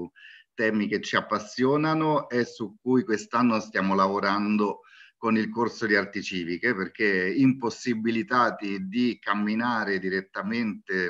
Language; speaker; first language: Italian; native; Italian